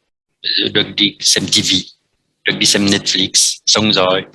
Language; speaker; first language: Vietnamese; non-native, fluent; French